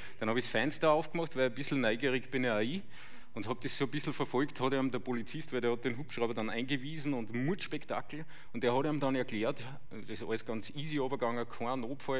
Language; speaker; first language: German; native; German